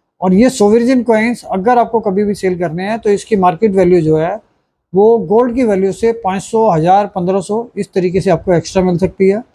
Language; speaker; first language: Hindi; native; Hindi